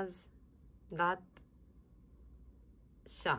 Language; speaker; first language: Russian; non-native, learner; Korean